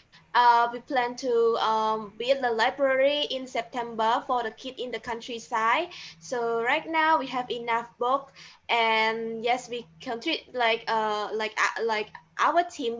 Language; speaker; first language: English; non-native, learner; Khmer